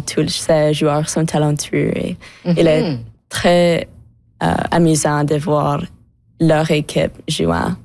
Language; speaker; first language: French; non-native, local second language; English